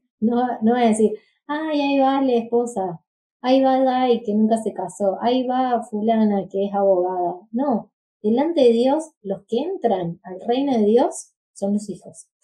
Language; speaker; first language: Spanish; native; Spanish